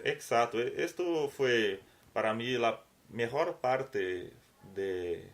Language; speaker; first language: Spanish; non-native, learner; Portuguese